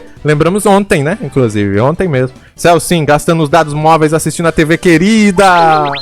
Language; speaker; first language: Portuguese; native; Portuguese